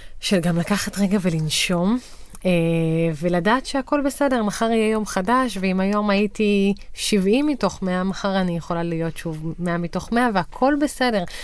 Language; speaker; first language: Hebrew; native; Hebrew